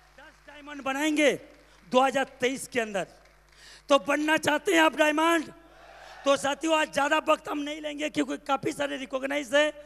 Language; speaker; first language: Hindi; non-native, local second language; Bangla